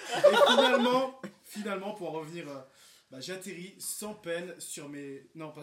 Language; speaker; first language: French; native; French